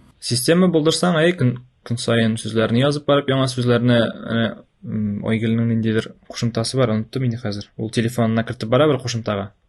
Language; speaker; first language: Tatar; native; Tatar